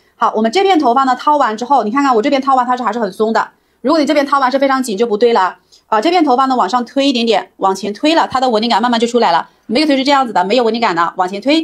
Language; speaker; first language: Chinese; native; Chinese